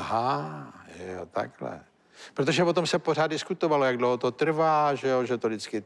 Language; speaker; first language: Czech; native; Czech